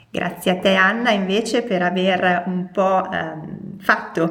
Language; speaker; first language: Italian; native; Italian